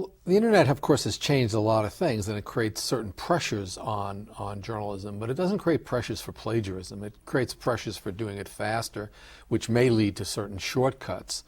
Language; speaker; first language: English; native; English